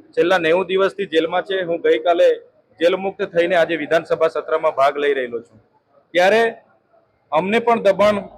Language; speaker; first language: Gujarati; non-native, local second language; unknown